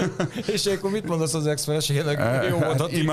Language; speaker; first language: Hungarian; native; Hungarian